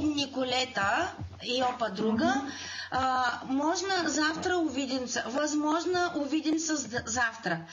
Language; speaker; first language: Russian; non-native, learner; Bulgarian